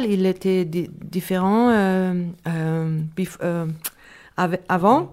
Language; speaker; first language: French; non-native, learner; Spanish